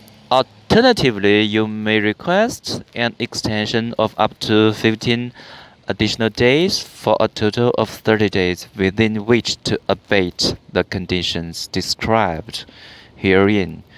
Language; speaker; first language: English; non-native, fluent; Chinese